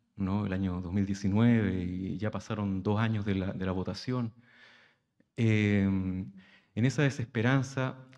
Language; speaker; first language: Spanish; native; Spanish